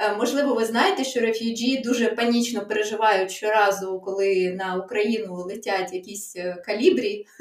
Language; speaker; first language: Ukrainian; non-native, local second language; Russian